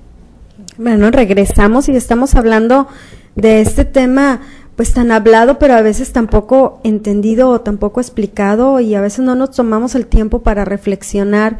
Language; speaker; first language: Spanish; native; Spanish